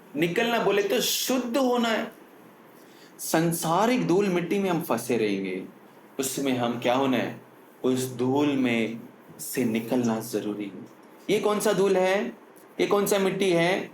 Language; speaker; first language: Hindi; non-native, local second language; Tamil